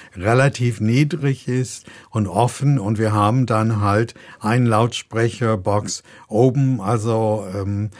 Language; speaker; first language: German; non-native, fluent; English